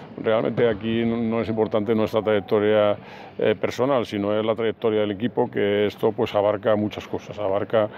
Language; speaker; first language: Spanish; native; Spanish